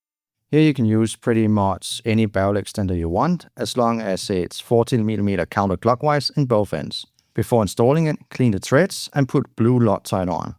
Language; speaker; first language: English; non-native, fluent; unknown